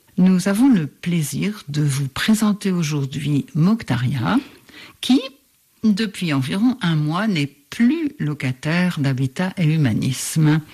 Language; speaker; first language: French; native; French